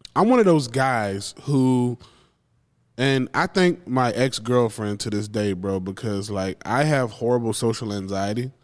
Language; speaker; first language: English; native; English